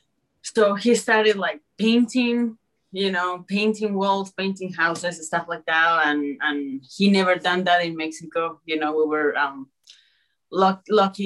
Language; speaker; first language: English; early bilingual, other home language; Spanish